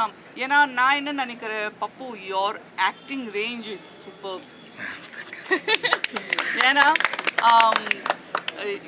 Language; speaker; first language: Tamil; non-native, local second language; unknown